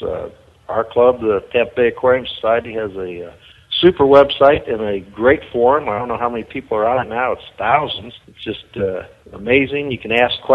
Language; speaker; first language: English; native; English